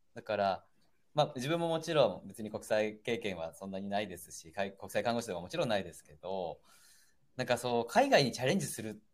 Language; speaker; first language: Japanese; native; Japanese